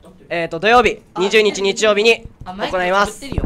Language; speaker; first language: Japanese; native; Japanese